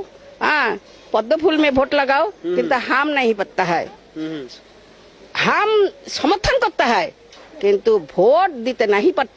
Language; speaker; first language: Hindi; non-native, learner; Bangla